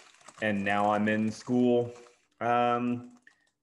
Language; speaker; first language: English; native; English